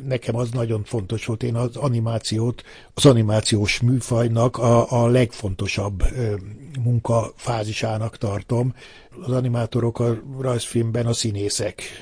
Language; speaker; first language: Hungarian; native; Hungarian